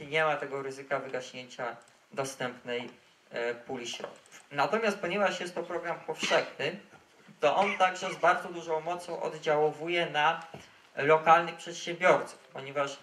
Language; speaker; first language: Polish; native; Polish